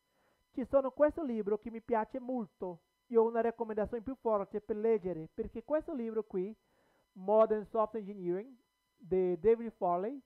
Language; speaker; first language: Italian; non-native, learner; Portuguese